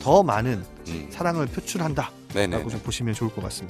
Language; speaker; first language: Korean; native; Korean